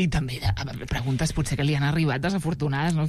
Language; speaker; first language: Catalan; native; Catalan